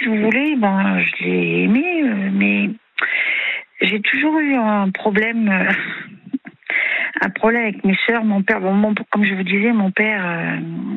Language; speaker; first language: French; native; French